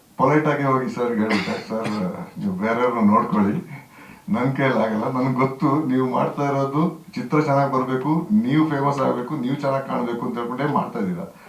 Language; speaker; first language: Kannada; non-native, local second language; Kodava